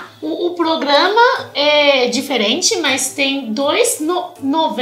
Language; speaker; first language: Portuguese; non-native, fluent; Chinese